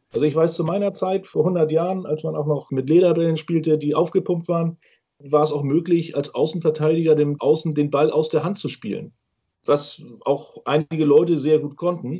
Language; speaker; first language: German; native; German